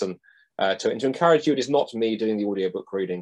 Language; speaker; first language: English; native; English